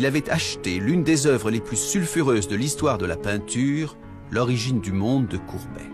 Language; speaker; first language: French; native; French